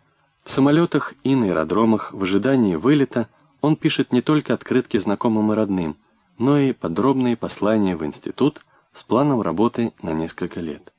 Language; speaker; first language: Russian; native; Russian